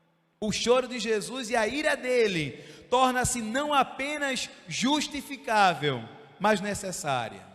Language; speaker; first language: Portuguese; native; Portuguese